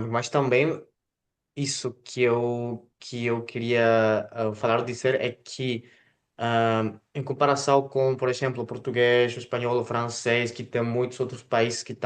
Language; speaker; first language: Portuguese; non-native, fluent; Spanish